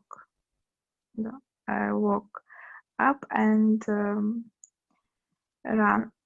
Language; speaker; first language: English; non-native, learner; Russian